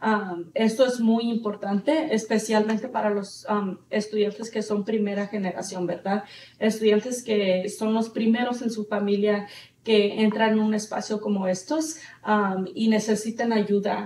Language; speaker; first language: Spanish; early bilingual, heritage; Spanish